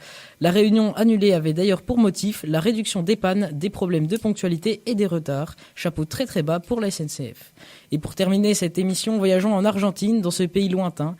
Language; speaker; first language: French; native; French